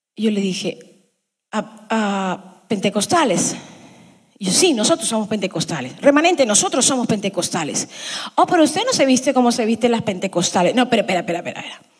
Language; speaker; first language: Spanish; early bilingual, heritage; Spanish